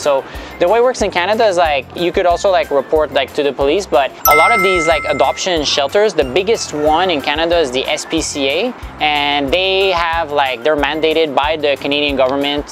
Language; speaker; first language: English; native; English